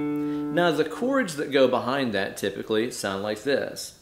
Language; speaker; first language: English; native; English